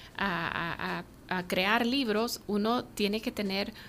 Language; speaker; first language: Spanish; early bilingual, heritage; Spanish